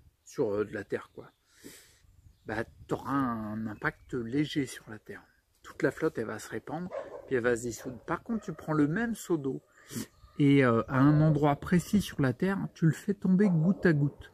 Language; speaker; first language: French; native; French